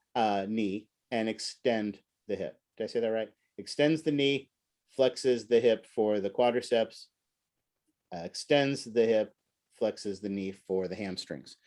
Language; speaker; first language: English; native; English